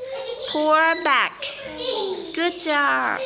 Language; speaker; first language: English; non-native, fluent; Thai